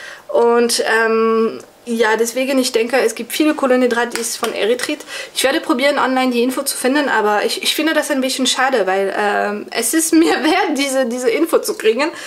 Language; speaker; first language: German; non-native, fluent; French